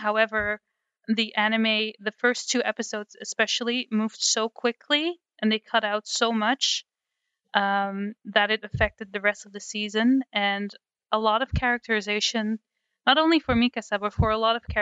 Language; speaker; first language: English; non-native, fluent; Dutch